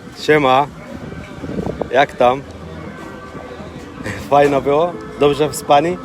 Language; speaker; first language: Polish; non-native, learner; Arabic